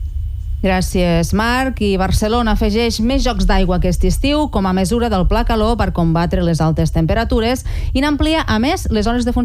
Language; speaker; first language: Catalan; native; Catalan